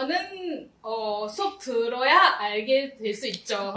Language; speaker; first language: Korean; non-native, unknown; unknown